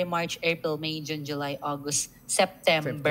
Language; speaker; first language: English; non-native, local second language; Filipino